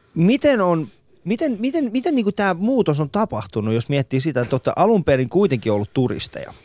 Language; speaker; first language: Finnish; non-native, fluent; Persian